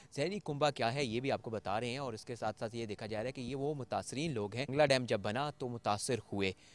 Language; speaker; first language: Urdu; non-native, local second language; Pahari-Potwari